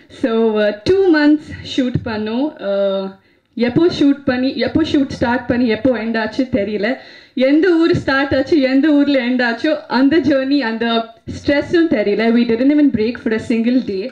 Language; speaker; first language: Tamil; non-native, fluent; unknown